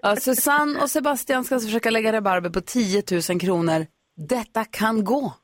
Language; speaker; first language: Swedish; native; Swedish